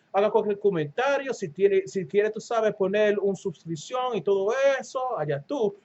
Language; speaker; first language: Spanish; early bilingual, other home language; English